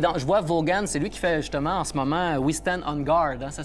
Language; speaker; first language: French; native; French